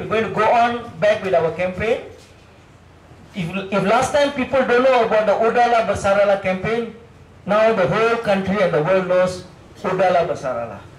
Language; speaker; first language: English; non-native, local second language; Tamil